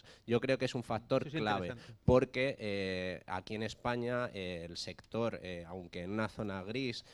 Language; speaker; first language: Spanish; native; Spanish